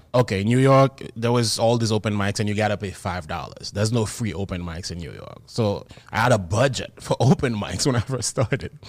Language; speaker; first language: English; non-native, fluent; Haitian Creole